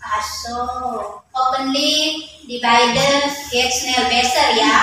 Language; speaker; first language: German; non-native, learner; Indonesian